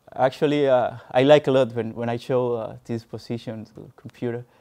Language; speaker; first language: English; non-native, fluent; Spanish